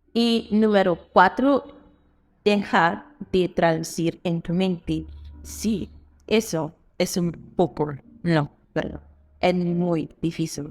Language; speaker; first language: Spanish; non-native, fluent; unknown